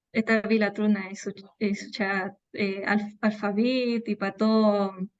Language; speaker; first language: Russian; non-native, learner; Spanish